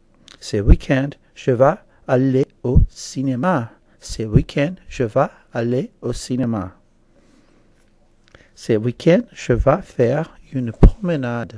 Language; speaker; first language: French; non-native, fluent; English